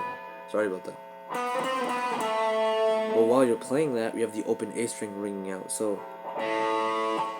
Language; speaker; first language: English; native; English